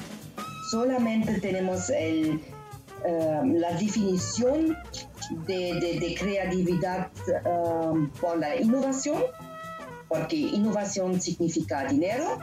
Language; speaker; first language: Spanish; non-native, learner; German